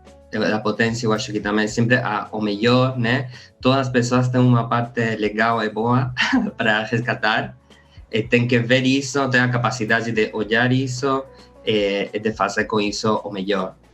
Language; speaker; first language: Portuguese; non-native, learner; Spanish